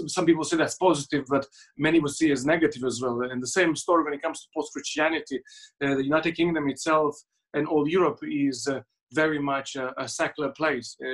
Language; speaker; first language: English; non-native, fluent; Serbian